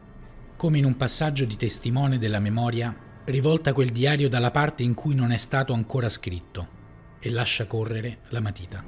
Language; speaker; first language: Italian; native; Italian